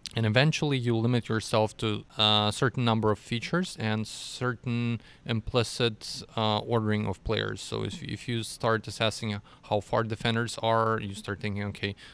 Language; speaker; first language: English; non-native, fluent; Russian